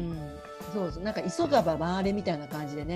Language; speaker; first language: Japanese; native; Japanese